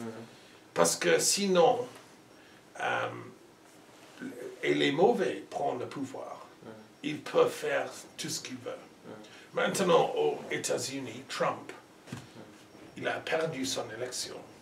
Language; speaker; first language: French; non-native, learner; English